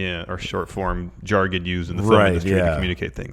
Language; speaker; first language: English; native; English